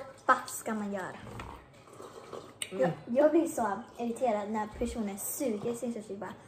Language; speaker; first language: Swedish; early bilingual, other home language; Vietnamese